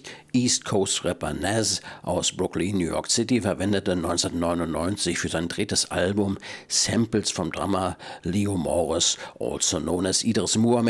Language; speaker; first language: German; native; German